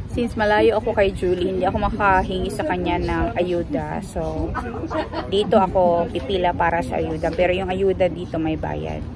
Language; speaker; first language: Filipino; native; Filipino